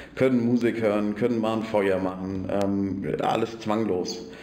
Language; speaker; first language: German; native; German